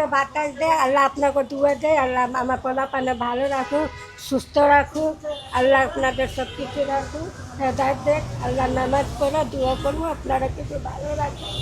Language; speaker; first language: Bangla; non-native, local second language; Urdu